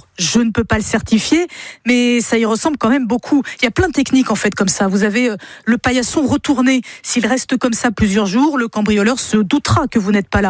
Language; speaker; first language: French; native; French